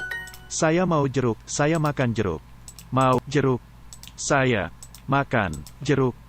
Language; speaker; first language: Indonesian; non-native, learner; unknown